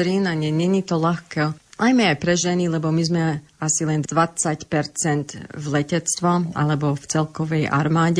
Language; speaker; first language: Slovak; early bilingual, heritage; Slovak